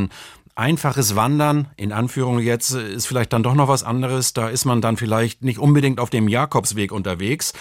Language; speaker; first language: German; native; German